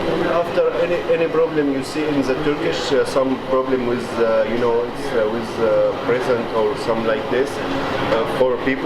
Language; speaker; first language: English; non-native, learner; Arabic